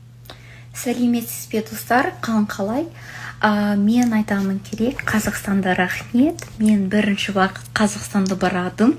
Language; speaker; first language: Kazakh; non-native, learner; English